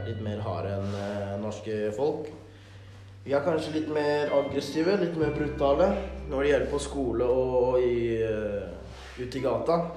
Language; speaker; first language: Norwegian; early bilingual, other home language; Thai